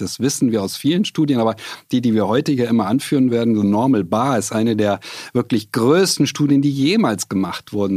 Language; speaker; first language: German; native; German